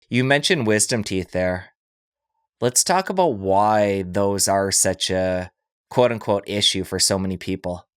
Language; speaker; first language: English; native; English